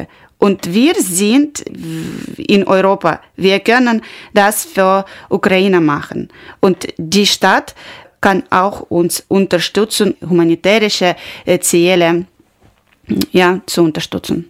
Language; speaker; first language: German; non-native, learner; Ukrainian